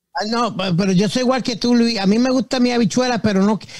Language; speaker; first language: Spanish; early bilingual, heritage; Spanish